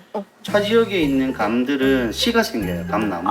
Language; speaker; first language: Korean; native; Korean